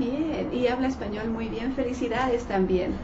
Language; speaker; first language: Spanish; native; Spanish